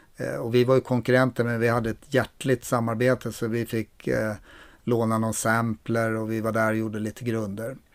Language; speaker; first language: Swedish; native; Swedish